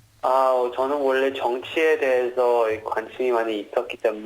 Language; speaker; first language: Korean; early bilingual, heritage; Korean